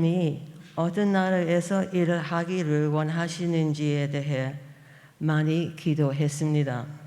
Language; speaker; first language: Korean; non-native, fluent; English